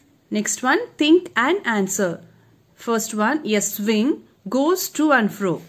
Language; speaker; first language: English; non-native, local second language; Tamil